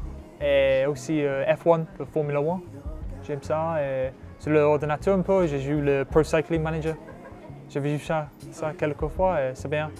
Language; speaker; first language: French; non-native, learner; English